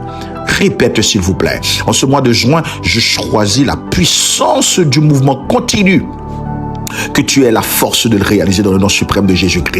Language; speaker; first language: French; non-native, local second language; Haitian Creole